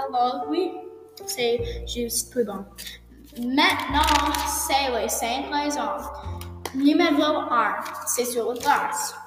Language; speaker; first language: French; non-native, learner; English